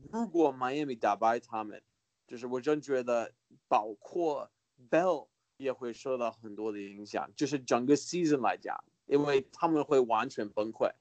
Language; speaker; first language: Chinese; early bilingual, heritage; Chinese